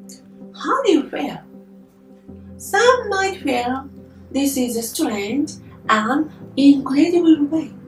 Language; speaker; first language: English; non-native, learner; Japanese